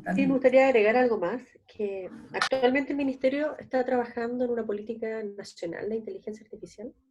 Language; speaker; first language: Spanish; native; Spanish